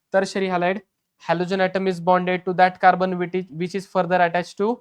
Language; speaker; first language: English; non-native, local second language; Marathi